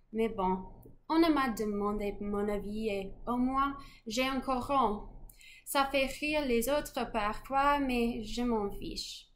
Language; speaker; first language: French; non-native, fluent; English